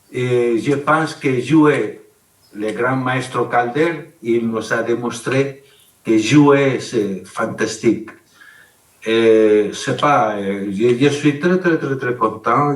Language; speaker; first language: French; non-native, learner; Spanish